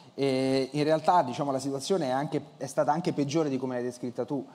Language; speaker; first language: Italian; native; Italian